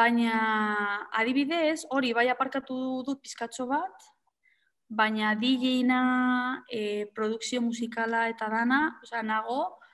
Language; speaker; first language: Basque; non-native, local second language; Spanish